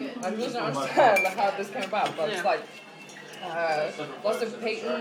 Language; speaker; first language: English; native; English